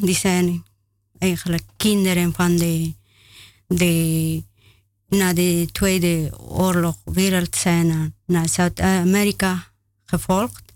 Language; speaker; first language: Dutch; non-native, learner; Spanish